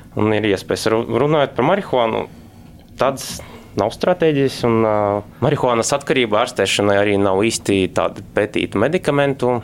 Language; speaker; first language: Latvian; non-native, local second language; Russian